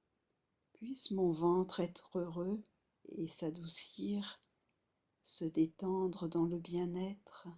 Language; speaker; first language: French; native; French